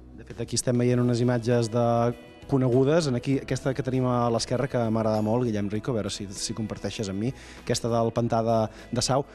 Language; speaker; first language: Catalan; native; Catalan